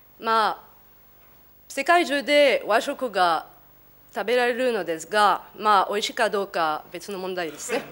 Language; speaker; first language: Japanese; non-native, fluent; French